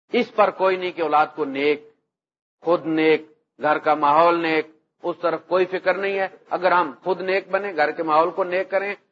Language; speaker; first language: Urdu; non-native, local second language; Punjabi